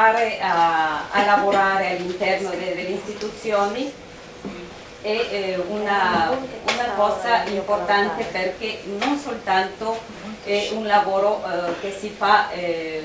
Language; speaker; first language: Italian; non-native, fluent; Spanish